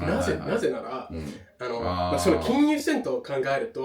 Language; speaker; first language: Japanese; non-native, fluent; English